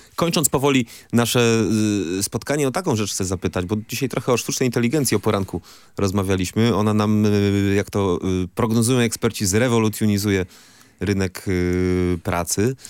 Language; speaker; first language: Polish; native; Polish